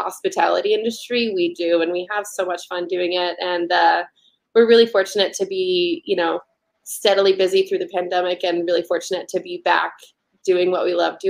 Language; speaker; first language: English; native; English